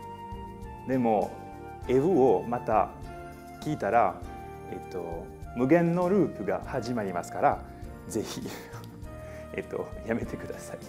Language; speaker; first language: Japanese; non-native, fluent; French